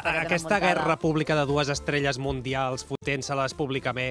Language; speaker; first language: Catalan; native; Catalan